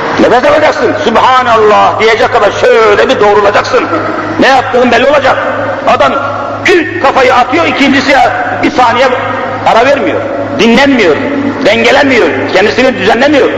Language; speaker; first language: Turkish; native; Turkish